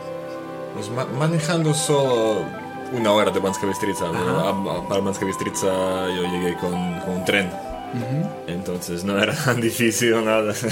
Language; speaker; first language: Spanish; non-native, fluent; Slovak